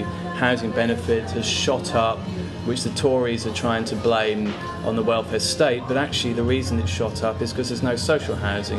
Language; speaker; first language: English; native; English